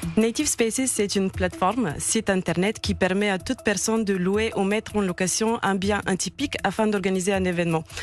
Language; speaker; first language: French; non-native, fluent; Bulgarian